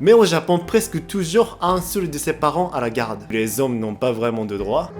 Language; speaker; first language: French; non-native, fluent; Japanese